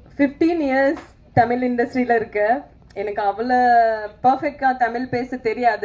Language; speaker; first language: Tamil; non-native, fluent; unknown